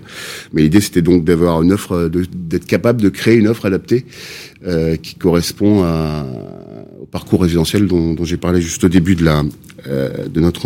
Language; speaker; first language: French; native; French